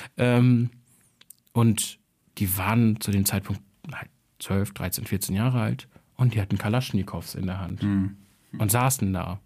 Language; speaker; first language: German; early bilingual, other home language; Albanian